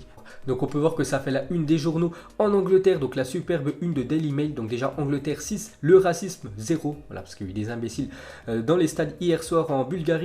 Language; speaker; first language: French; native; French